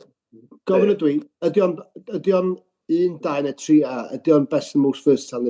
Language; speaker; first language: Welsh; native; Welsh